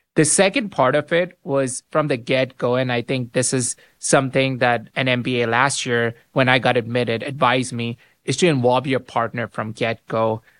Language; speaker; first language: English; non-native, local second language; Urdu